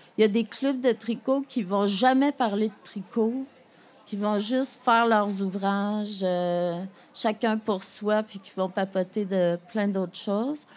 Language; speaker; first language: French; native; French